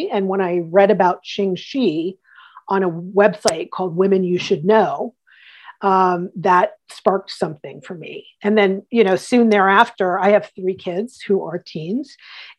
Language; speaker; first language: English; native; English